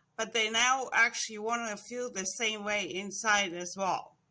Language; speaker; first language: English; non-native, fluent; Estonian